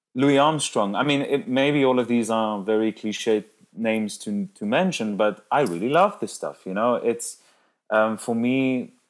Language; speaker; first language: English; non-native, local second language; Afrikaans